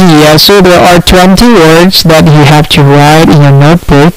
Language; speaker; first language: English; non-native, fluent; Indonesian